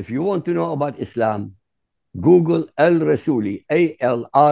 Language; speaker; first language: English; non-native, fluent; Arabic